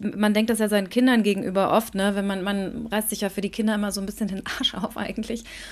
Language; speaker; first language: German; native; German